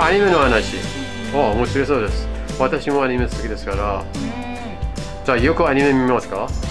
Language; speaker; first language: Japanese; non-native, fluent; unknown